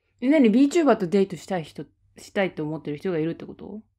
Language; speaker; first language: Japanese; native; Japanese